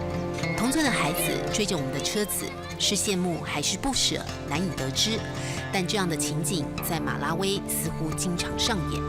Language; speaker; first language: Chinese; native; Chinese